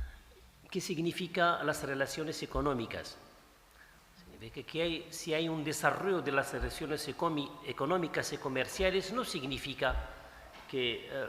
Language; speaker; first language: Spanish; non-native, fluent; Arabic